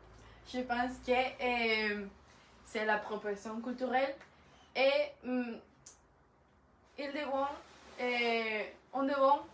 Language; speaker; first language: French; non-native, learner; Spanish